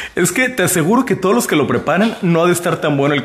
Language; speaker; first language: Spanish; native; Spanish